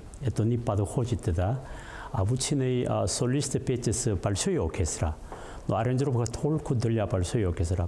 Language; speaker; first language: Russian; non-native, learner; Korean